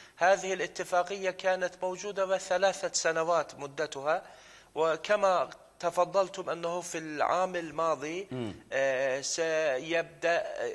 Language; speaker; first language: Arabic; non-native, fluent; Turkish